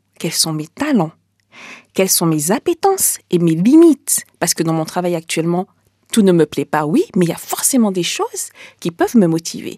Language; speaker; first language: French; native; French